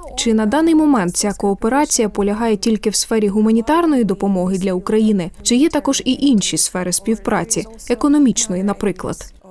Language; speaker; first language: Ukrainian; native; Ukrainian